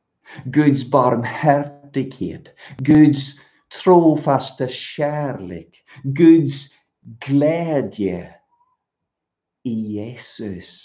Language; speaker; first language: Swedish; non-native, fluent; English